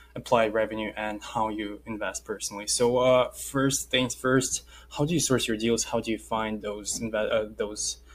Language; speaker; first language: English; non-native, fluent; Russian